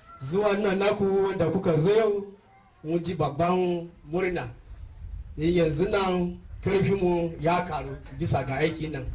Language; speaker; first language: Hausa; non-native, local second language; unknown